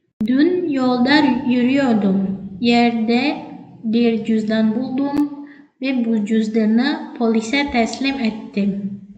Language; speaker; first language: Turkish; non-native, fluent; Indonesian